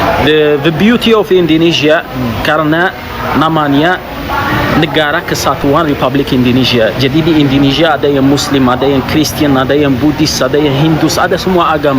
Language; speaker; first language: Indonesian; non-native, fluent; Arabic